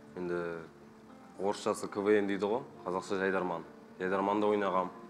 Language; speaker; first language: Kazakh; native; Kazakh